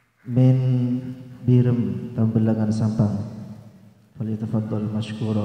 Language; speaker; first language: Arabic; non-native, fluent; Indonesian